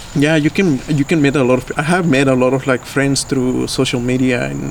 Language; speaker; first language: English; non-native, fluent; Spanish